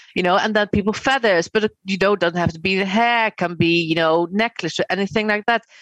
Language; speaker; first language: English; non-native, fluent; Dutch